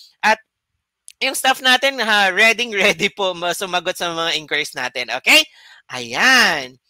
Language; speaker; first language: Filipino; native; Filipino